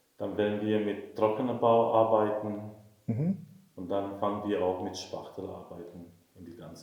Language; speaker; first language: German; non-native, fluent; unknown